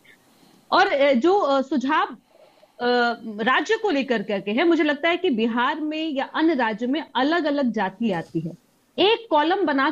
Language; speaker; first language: Hindi; native; Hindi